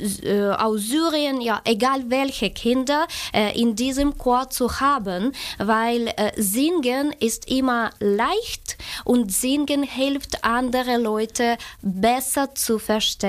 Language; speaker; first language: German; non-native, fluent; Ukrainian